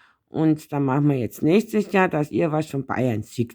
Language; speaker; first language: German; native; German